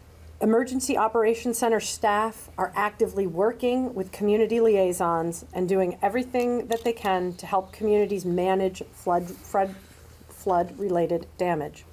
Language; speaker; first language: English; native; English